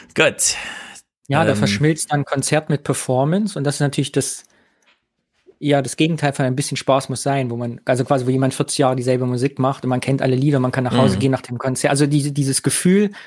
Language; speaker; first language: German; native; German